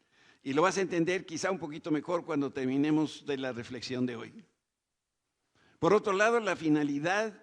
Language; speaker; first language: Spanish; native; Spanish